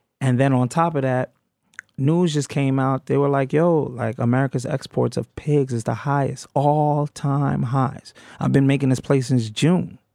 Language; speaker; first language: English; native; English